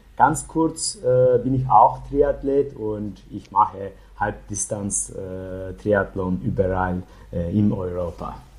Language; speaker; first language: German; non-native, learner; Turkish